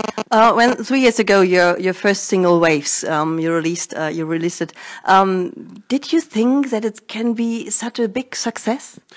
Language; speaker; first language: English; non-native, fluent; German